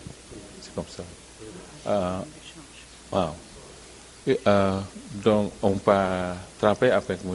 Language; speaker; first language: French; non-native, learner; Indonesian